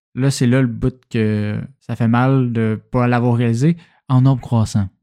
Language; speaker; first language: French; native; French